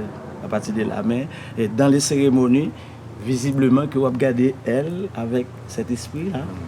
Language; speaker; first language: French; non-native, learner; Haitian Creole